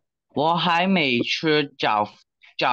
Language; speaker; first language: Chinese; non-native, learner; Burmese